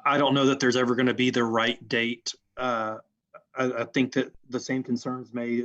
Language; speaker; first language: English; native; English